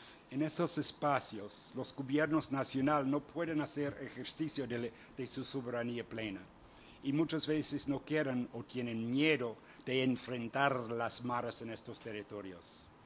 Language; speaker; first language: Spanish; non-native, fluent; English